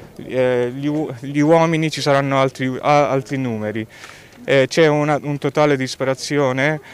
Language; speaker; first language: Italian; non-native, fluent; Persian